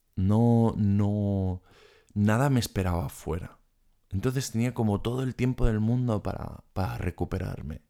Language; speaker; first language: Spanish; non-native, fluent; German